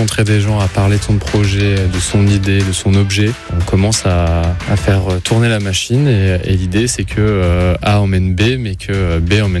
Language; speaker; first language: French; native; French